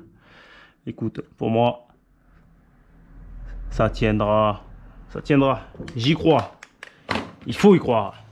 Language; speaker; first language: French; native; French